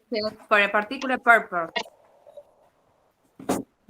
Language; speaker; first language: English; non-native, learner; Spanish